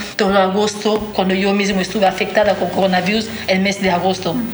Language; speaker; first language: Spanish; non-native, fluent; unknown